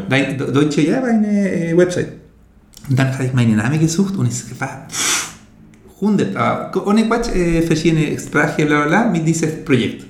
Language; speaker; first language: German; non-native, learner; Spanish